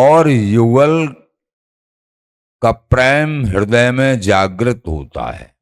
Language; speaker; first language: Hindi; native; Hindi